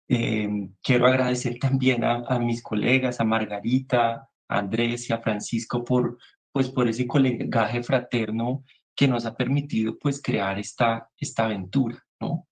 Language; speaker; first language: Spanish; native; Spanish